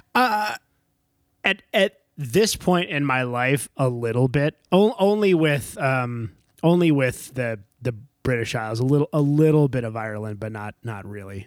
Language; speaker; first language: English; native; English